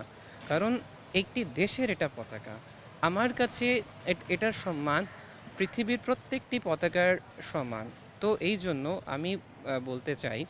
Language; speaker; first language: Bangla; non-native, fluent; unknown